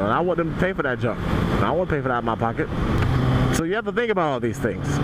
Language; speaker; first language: English; native; English